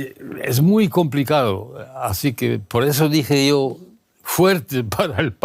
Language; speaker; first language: Spanish; non-native, fluent; German